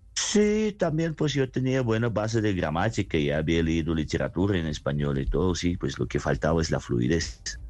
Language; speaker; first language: Spanish; non-native, fluent; Russian